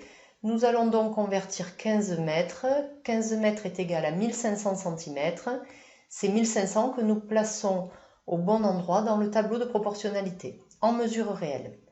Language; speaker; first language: French; native; French